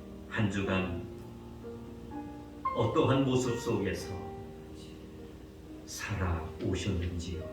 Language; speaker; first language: Korean; native; Korean